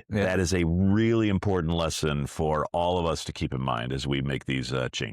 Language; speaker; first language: English; native; English